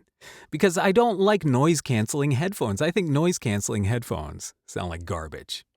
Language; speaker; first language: English; native; English